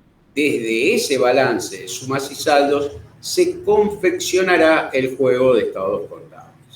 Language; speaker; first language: Spanish; native; Spanish